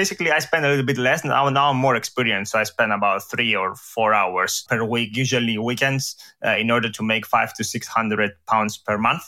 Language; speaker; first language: English; non-native, fluent; Greek